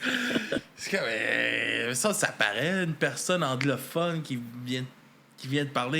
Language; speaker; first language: French; native; French